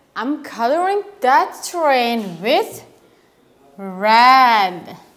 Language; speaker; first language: English; non-native, fluent; Turkish